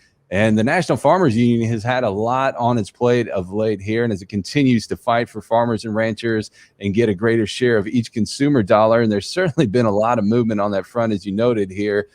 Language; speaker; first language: English; native; English